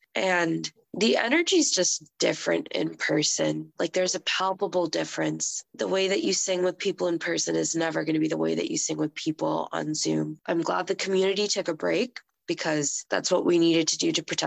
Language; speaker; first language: English; native; English